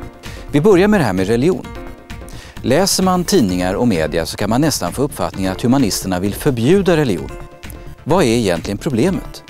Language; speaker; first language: Swedish; native; Swedish